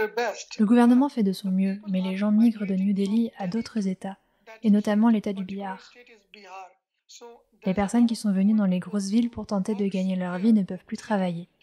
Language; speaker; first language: French; non-native, fluent; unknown